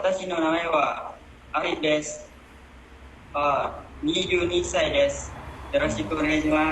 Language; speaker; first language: Japanese; non-native, learner; Indonesian